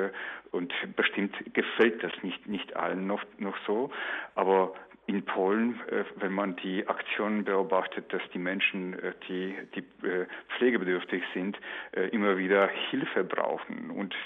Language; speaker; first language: German; non-native, fluent; Polish